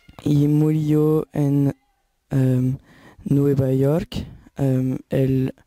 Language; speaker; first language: Spanish; non-native, learner; French